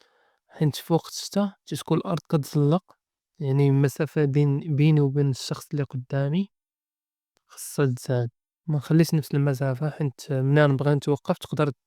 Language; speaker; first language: Arabic; native; Arabic